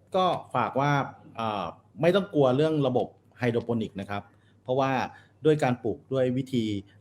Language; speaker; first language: Thai; native; Thai